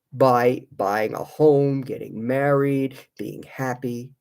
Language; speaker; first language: English; native; English